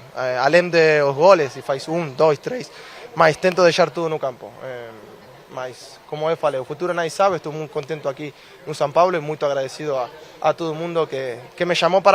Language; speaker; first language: Portuguese; non-native, fluent; Spanish